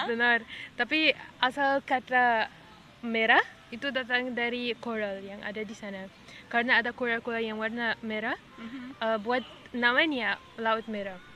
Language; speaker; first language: Indonesian; non-native, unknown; Arabic